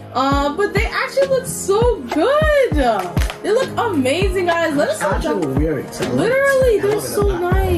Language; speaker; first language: English; native; English